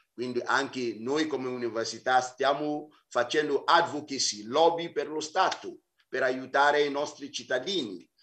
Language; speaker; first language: Italian; non-native, fluent; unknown